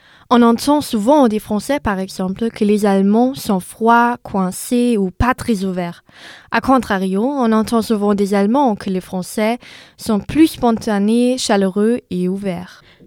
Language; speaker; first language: French; non-native, fluent; German